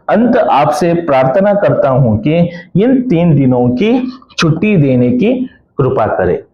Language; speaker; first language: Hindi; non-native, local second language; Kannada